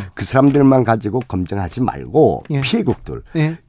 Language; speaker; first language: Korean; native; Korean